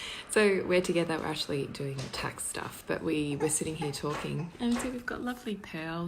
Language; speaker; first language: English; native; English